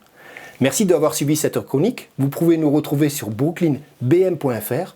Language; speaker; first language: French; native; French